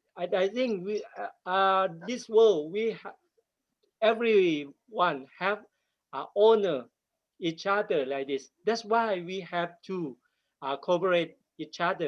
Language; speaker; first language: English; non-native, learner; Thai